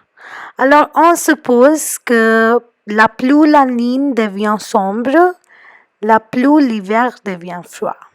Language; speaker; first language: French; non-native, fluent; Hindi